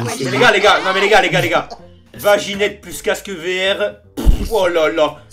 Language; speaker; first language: French; native; French